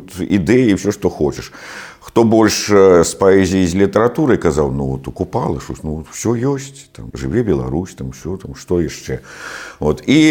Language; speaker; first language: Belarusian; non-native, local second language; Russian